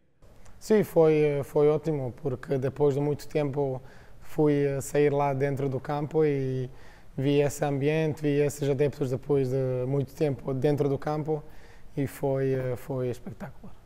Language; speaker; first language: Portuguese; non-native, fluent; Croatian